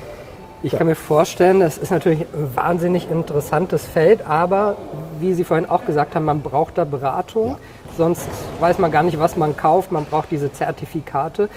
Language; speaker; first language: German; native; German